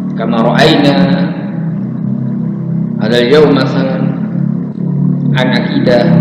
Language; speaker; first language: Arabic; non-native, fluent; Indonesian